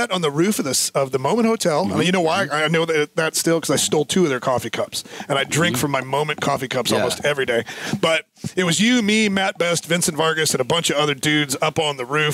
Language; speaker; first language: English; native; English